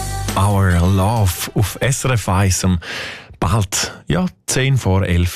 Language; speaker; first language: German; native; German